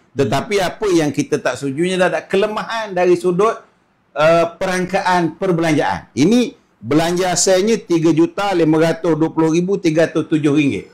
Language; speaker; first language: Malay; native; Malay